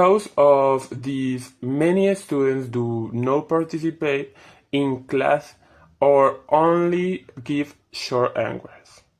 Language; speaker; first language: English; non-native, fluent; Spanish